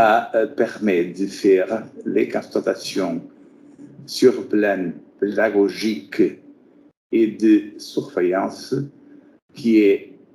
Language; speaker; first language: French; non-native, fluent; Portuguese